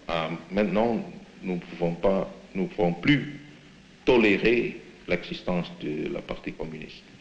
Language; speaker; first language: French; non-native, fluent; Indonesian